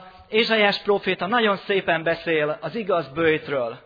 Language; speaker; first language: Hungarian; native; Hungarian